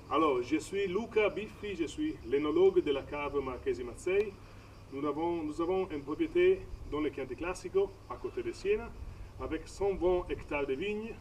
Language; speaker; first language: French; non-native, fluent; Italian